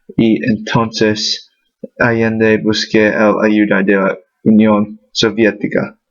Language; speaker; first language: Spanish; non-native, learner; English